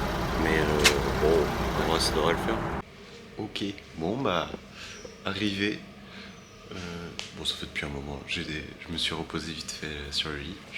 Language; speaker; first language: French; native; French